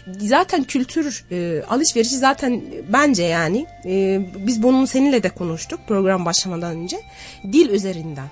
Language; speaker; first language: Turkish; native; Turkish